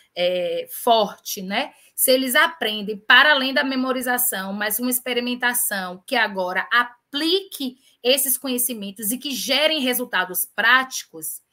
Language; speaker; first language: Portuguese; native; Portuguese